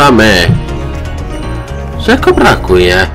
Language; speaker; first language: Polish; non-native, learner; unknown